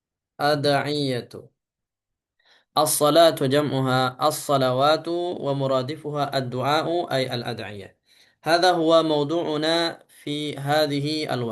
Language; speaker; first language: Arabic; non-native, fluent; Indonesian